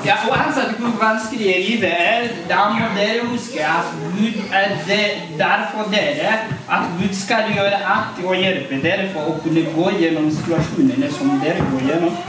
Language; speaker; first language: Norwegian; non-native, fluent; Kinyarwanda